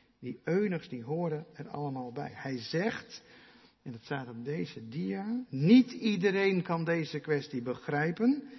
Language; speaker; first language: Dutch; non-native, local second language; Western Frisian